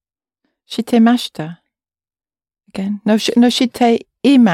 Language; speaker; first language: Japanese; non-native, learner; English